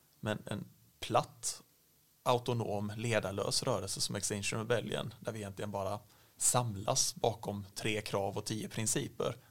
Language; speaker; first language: Swedish; native; Swedish